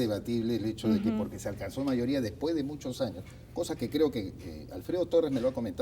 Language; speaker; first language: Spanish; native; Spanish